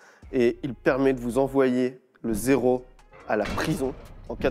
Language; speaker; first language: French; native; French